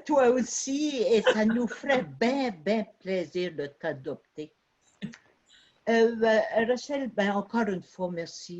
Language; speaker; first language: French; native; French